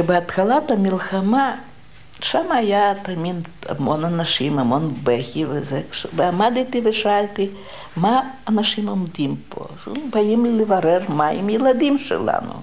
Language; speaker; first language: Hebrew; non-native, fluent; Russian